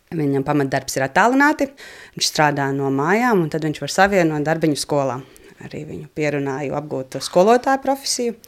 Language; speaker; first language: Latvian; native; Latvian